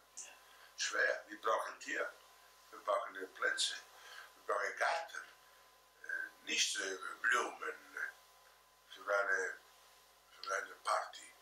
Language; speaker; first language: German; non-native, fluent; Italian